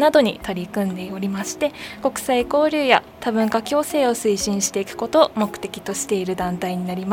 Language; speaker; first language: Japanese; native; Japanese